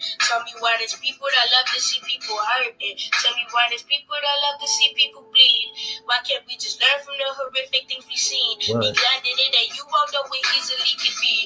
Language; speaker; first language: English; native; English